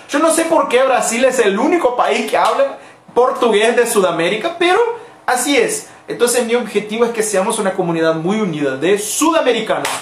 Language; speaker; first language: Spanish; non-native, fluent; Portuguese